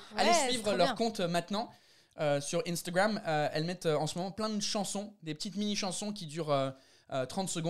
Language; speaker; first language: French; non-native, fluent; English